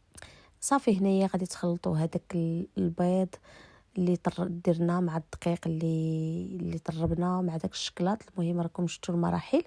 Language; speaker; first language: Arabic; native; Arabic